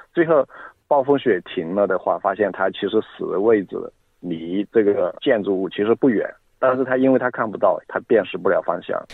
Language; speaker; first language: Chinese; native; Chinese